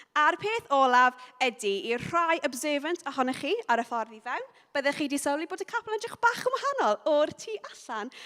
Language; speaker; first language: Welsh; non-native, local second language; English